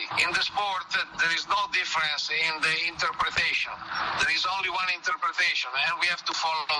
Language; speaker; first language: English; non-native, fluent; Italian